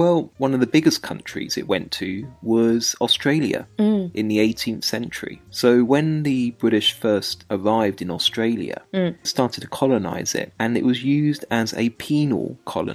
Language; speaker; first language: English; native; English